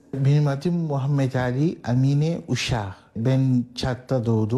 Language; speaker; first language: Turkish; non-native, learner; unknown